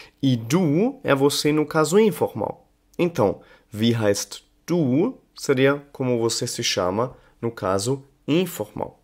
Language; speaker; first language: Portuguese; non-native, fluent; German